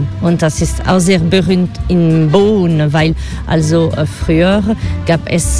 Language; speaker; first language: German; non-native, fluent; French